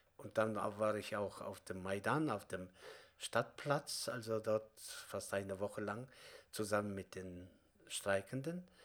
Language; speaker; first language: German; non-native, fluent; Kazakh